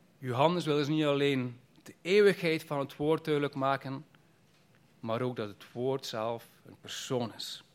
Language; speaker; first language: Dutch; native; Dutch